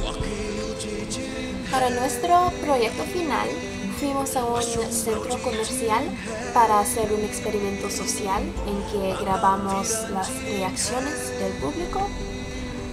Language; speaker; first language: Spanish; non-native, learner; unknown